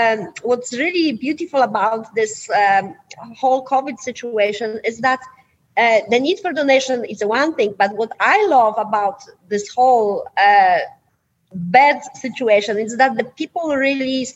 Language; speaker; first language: English; non-native, fluent; Polish